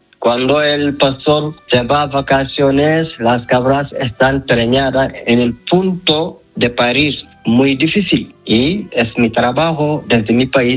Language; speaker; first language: Spanish; non-native, learner; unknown